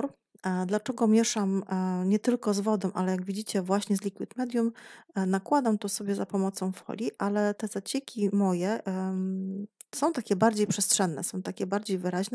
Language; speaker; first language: Polish; native; Polish